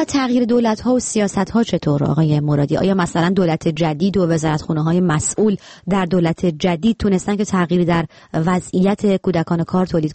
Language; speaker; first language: Persian; native; Persian